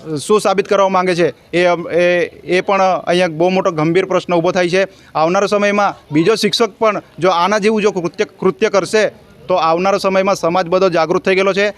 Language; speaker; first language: Gujarati; non-native, local second language; Bhili